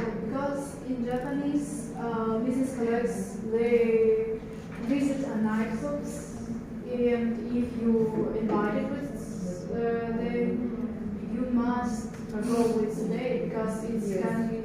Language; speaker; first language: English; non-native, learner; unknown